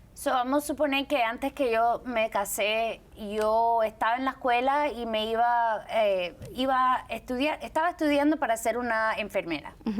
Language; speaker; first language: Spanish; early bilingual, heritage; Spanish